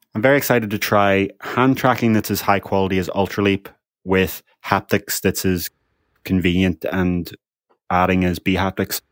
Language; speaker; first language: English; native; English